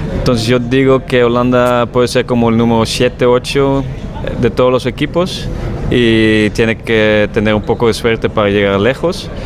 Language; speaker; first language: Spanish; non-native, fluent; Dutch